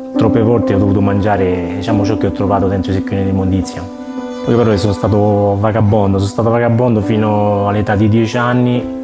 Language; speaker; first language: Italian; early bilingual, other home language; Spanish